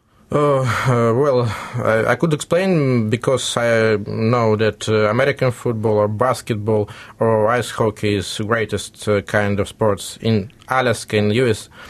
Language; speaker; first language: English; non-native, learner; Russian